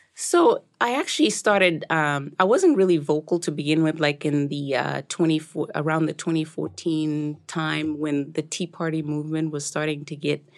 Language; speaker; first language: English; non-native, local second language; Shona